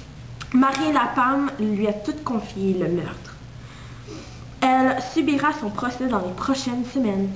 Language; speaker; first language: French; non-native, local second language; English